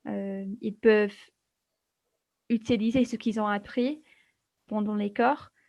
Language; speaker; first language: French; non-native, fluent; English